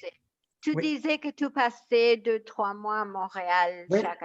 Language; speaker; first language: French; non-native, fluent; Spanish